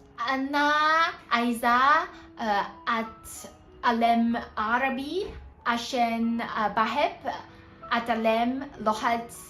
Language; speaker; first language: Arabic; non-native, learner; Chinese